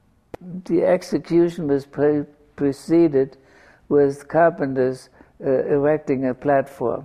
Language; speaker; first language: English; non-native, fluent; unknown